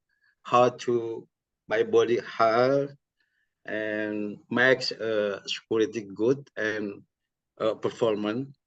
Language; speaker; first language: English; non-native, learner; Indonesian